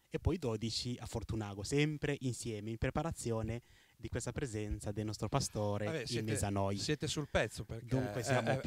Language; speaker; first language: Italian; non-native, fluent; Rundi